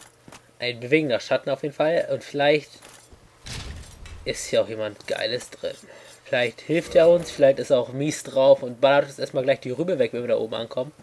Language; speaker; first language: German; native; German